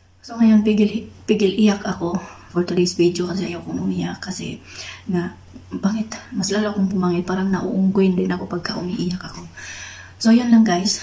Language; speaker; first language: Filipino; non-native, local second language; Cebuano